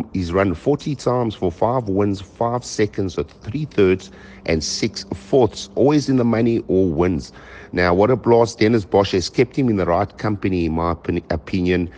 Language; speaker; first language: English; native; English